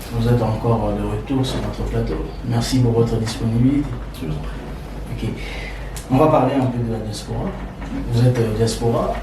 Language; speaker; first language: French; non-native, local second language; Lingala